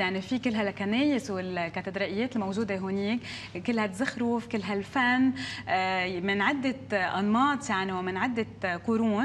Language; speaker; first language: Arabic; native; Arabic